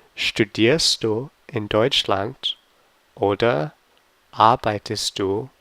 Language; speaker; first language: German; non-native, fluent; English